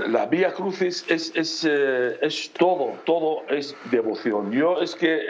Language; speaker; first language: Spanish; non-native, fluent; Aramaic